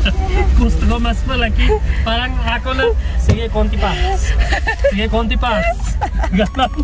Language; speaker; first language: Filipino; non-native, learner; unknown